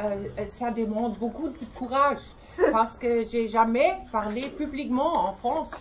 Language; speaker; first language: French; non-native, learner; German